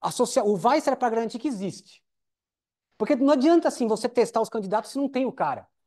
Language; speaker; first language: Portuguese; native; Portuguese